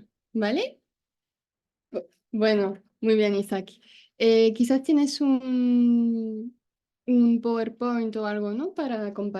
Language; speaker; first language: Spanish; non-native, fluent; French